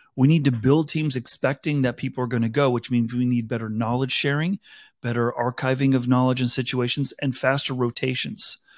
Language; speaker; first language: English; native; English